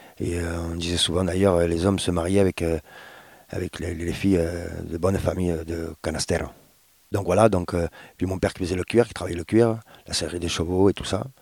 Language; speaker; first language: French; early bilingual, other home language; Spanish